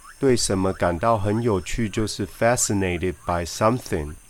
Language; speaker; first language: Chinese; native; Chinese